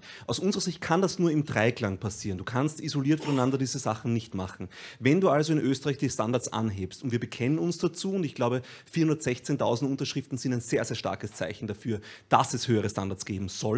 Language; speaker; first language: German; native; German